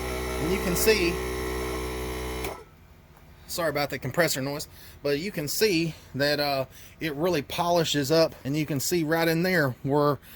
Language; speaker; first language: English; native; English